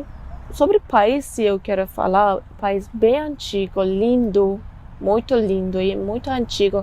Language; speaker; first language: Portuguese; non-native, fluent; Persian